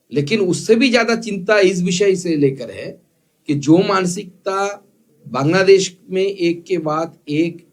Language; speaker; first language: Hindi; non-native, local second language; Bangla